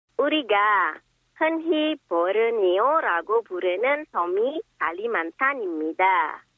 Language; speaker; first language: Korean; non-native, fluent; Indonesian